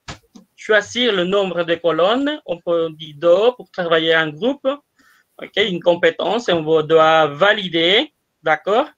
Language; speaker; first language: French; non-native, fluent; Spanish